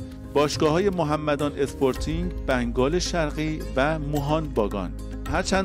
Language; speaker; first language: Persian; native; Persian